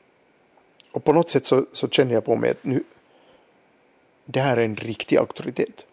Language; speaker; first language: Swedish; non-native, local second language; Finnish